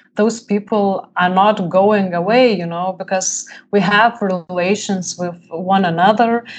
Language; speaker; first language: English; non-native, fluent; Lithuanian